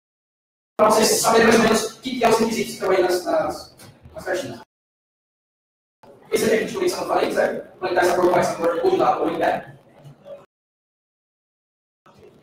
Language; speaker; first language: Portuguese; native; Portuguese